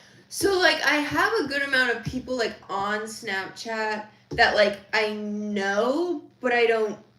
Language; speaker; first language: English; native; English